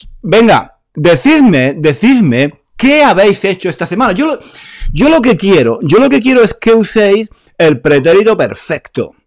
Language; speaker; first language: Spanish; native; Spanish